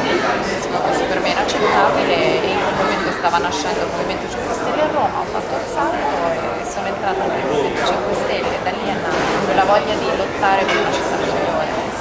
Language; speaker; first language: Italian; native; Italian